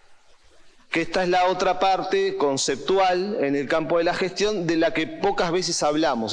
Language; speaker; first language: Spanish; native; Spanish